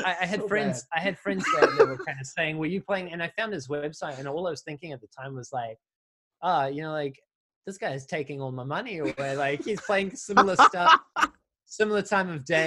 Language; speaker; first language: English; native; English